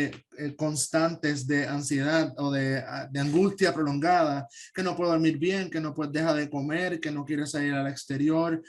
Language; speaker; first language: Spanish; native; Spanish